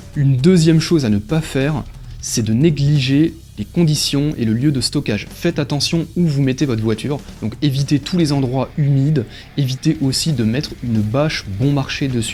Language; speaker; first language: French; native; French